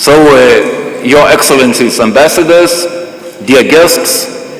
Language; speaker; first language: English; non-native, fluent; Lithuanian